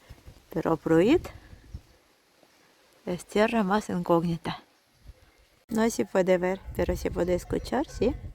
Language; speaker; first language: Spanish; non-native, fluent; Russian